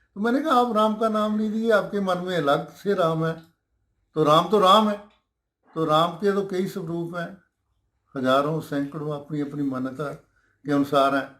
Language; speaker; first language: Hindi; non-native, local second language; Punjabi